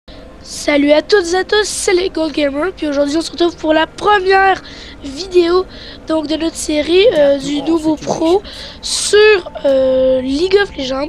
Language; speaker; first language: French; native; French